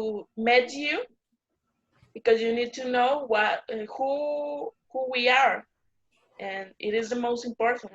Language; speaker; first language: English; non-native, learner; Spanish